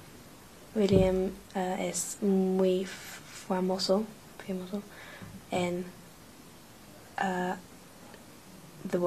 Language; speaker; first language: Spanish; non-native, learner; English